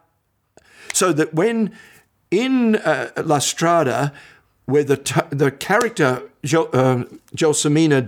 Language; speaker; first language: English; native; English